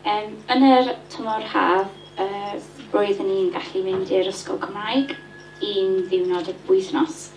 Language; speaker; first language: Welsh; non-native, learner; English